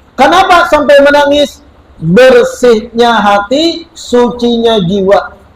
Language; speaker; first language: Malay; native; Malay